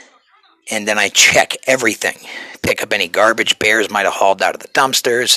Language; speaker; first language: English; native; English